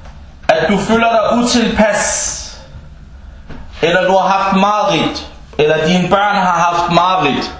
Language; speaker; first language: Danish; non-native, local second language; Arabic